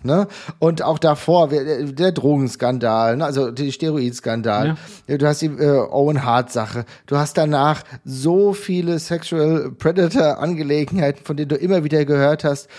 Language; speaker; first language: German; native; German